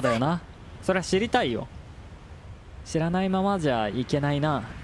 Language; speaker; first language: Japanese; native; Japanese